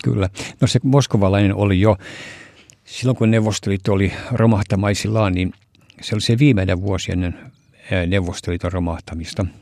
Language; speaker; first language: Finnish; early bilingual, heritage; Finnish